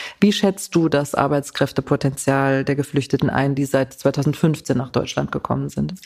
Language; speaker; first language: German; native; German